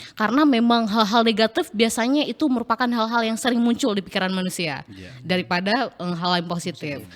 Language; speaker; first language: Indonesian; non-native, local second language; Achinese